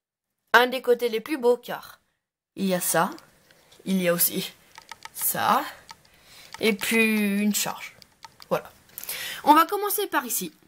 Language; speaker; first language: French; native; French